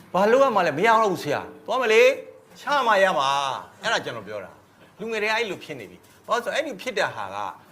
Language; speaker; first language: Burmese; non-native, local second language; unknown